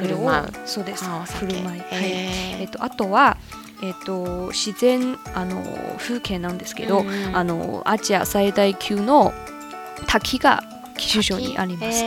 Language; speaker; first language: Japanese; non-native, fluent; Chinese